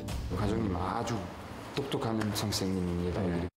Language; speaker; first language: Korean; non-native, learner; French